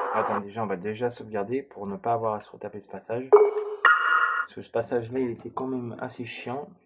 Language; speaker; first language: French; native; French